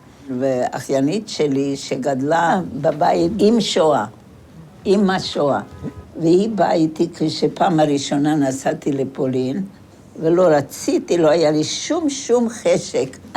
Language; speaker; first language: Hebrew; non-native, fluent; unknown